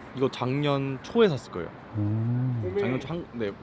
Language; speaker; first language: Korean; native; Korean